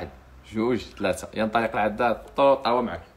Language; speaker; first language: Arabic; native; Arabic